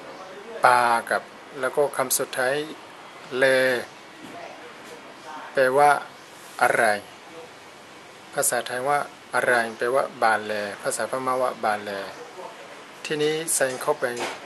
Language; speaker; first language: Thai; non-native, fluent; Burmese